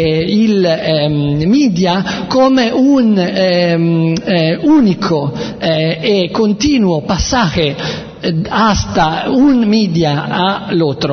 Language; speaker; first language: Spanish; non-native, learner; Italian